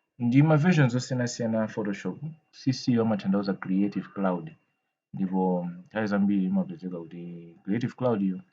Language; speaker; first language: Nyanja; non-native, local second language; Tumbuka